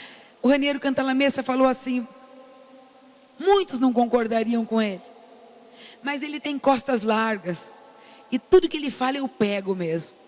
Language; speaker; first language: Portuguese; native; Portuguese